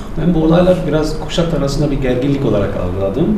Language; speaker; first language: Turkish; non-native, fluent; German